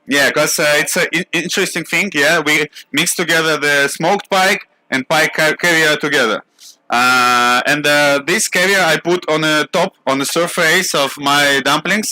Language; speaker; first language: English; non-native, learner; Russian